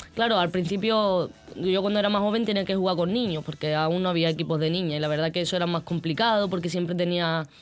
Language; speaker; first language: Spanish; native; Spanish